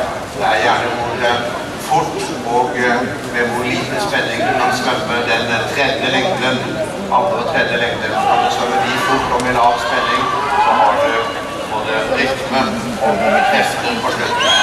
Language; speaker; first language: Norwegian; native; Norwegian